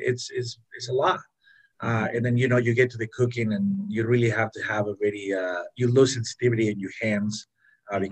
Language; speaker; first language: English; non-native, fluent; Spanish